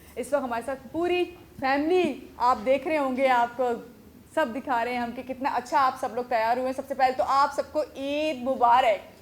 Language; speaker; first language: Urdu; native; Urdu